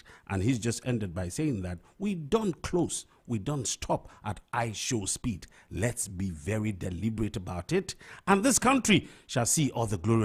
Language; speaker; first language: English; non-native, local second language; Akan